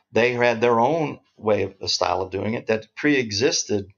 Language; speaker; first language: English; native; English